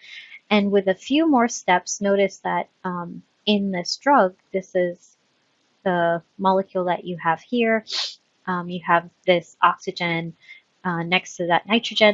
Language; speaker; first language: English; native; English